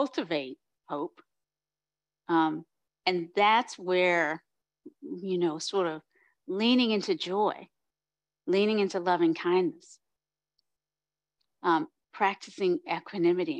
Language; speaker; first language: English; native; English